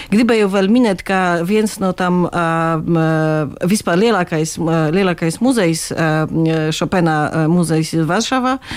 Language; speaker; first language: Latvian; non-native, fluent; Polish